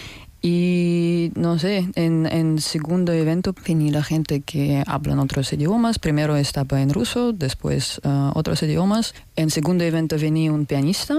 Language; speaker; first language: Spanish; non-native, fluent; Russian